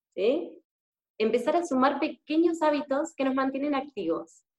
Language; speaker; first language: Spanish; native; Spanish